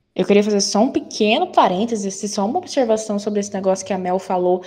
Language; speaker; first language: Portuguese; native; Portuguese